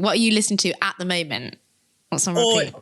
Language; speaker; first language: English; native; English